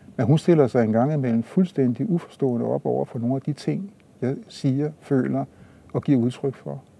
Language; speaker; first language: Danish; native; Danish